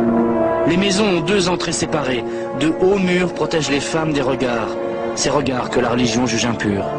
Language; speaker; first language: French; native; French